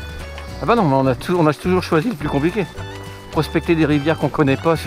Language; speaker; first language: French; native; French